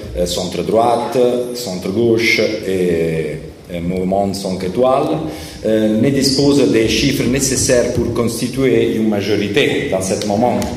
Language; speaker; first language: French; non-native, learner; Italian